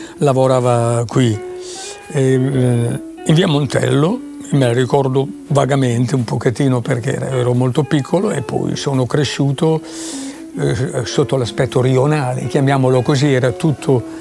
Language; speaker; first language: Italian; native; Italian